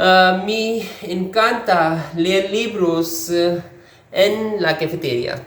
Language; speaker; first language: Spanish; non-native, learner; Urdu